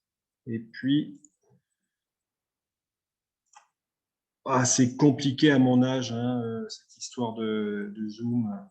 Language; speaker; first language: French; native; French